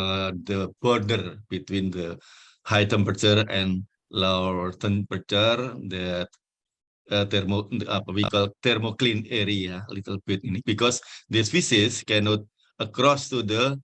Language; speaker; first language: English; non-native, fluent; Indonesian